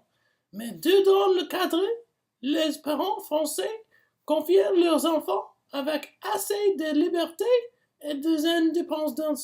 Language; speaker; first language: French; non-native, learner; English